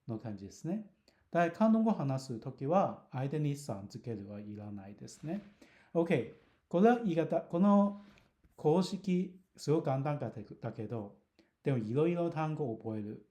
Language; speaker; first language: Japanese; non-native, fluent; Cantonese